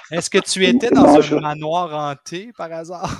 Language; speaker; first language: French; native; French